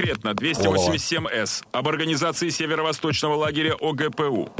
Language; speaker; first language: Russian; native; Russian